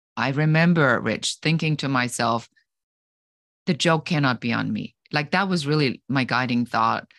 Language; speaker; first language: English; non-native, fluent; German